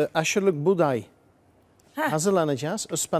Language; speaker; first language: Turkish; non-native, fluent; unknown